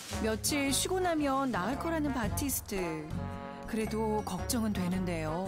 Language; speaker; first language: Korean; native; Korean